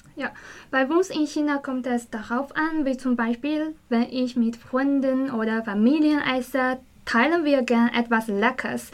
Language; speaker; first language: German; non-native, fluent; Chinese